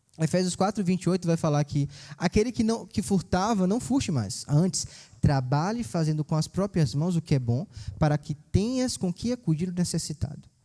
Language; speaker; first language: Portuguese; native; Portuguese